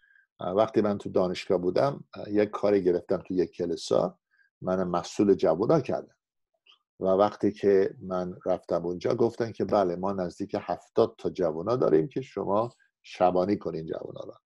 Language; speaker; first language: Persian; non-native, fluent; English